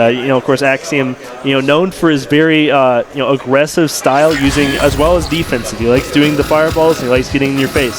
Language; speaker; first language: English; native; English